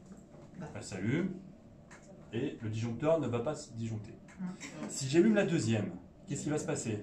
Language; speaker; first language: French; native; French